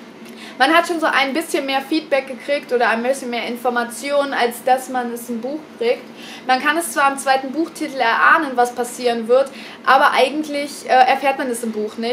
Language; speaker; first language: German; native; German